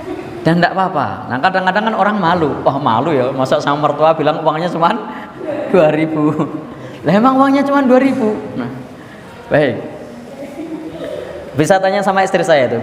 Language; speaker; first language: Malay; non-native, local second language; Javanese